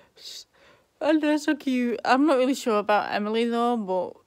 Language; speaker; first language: English; native; English